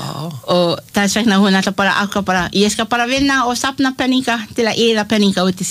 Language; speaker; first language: Icelandic; non-native, learner; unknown